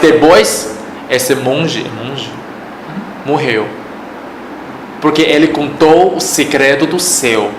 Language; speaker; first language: Portuguese; non-native, fluent; Chinese